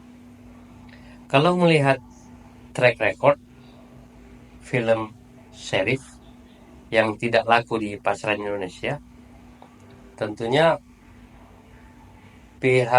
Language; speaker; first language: Indonesian; native; Indonesian